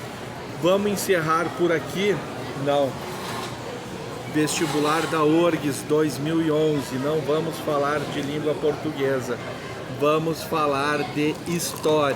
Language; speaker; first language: Portuguese; native; Portuguese